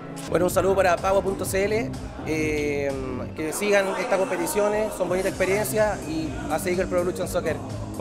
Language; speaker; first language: Spanish; native; Spanish